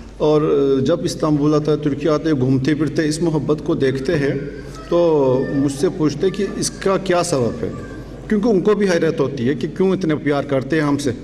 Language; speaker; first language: Urdu; non-native, fluent; Turkish